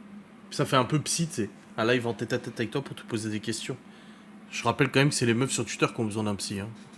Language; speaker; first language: French; native; French